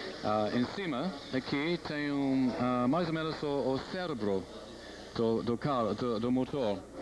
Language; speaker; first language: Portuguese; non-native, learner; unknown